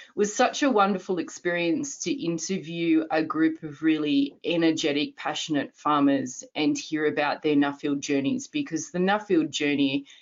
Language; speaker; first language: English; native; English